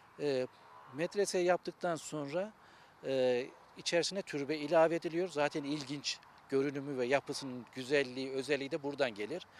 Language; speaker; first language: Turkish; native; Turkish